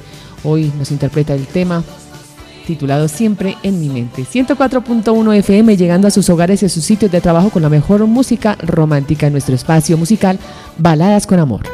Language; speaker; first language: Spanish; native; Spanish